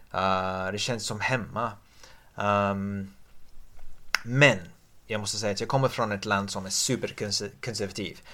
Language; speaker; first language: Swedish; non-native, fluent; English